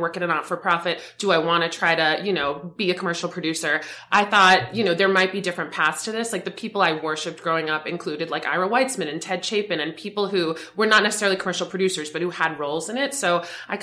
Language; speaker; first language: English; native; English